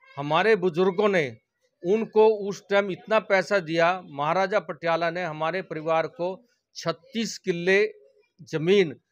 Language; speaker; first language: Hindi; native; Hindi